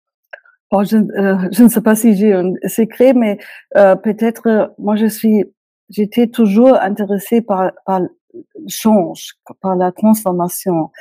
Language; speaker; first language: French; non-native, fluent; German